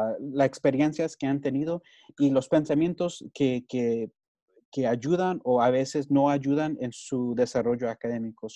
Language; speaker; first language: Spanish; early bilingual, heritage; Spanish